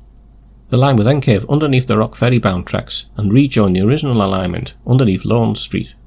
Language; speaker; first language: English; native; English